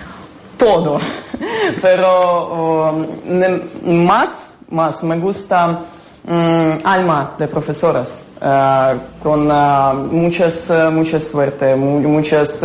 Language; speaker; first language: Spanish; non-native, learner; Ukrainian